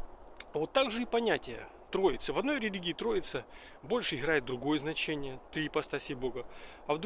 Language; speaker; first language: Russian; native; Russian